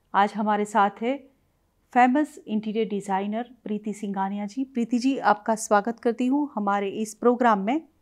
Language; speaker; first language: Hindi; non-native, local second language; Gujarati